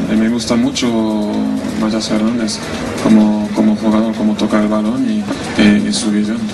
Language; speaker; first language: Spanish; non-native, fluent; French